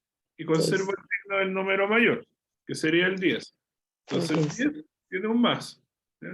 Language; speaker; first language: Spanish; native; Spanish